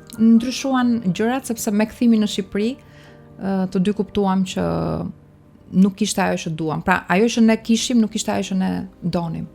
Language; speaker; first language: Albanian; native; Albanian